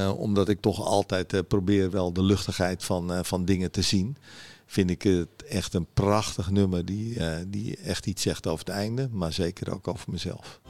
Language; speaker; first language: Dutch; early bilingual, other home language; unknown